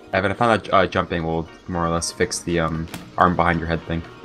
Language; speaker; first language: English; native; English